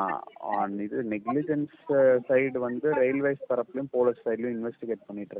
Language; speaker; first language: Tamil; native; Tamil